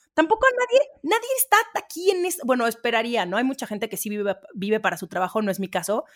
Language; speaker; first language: Spanish; native; Spanish